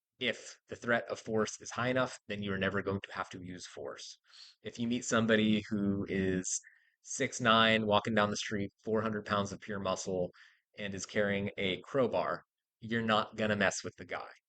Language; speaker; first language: English; native; English